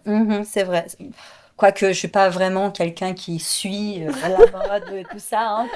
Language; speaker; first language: French; non-native, fluent; Portuguese